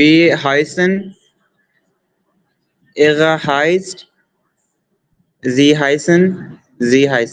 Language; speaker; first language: German; non-native, learner; Urdu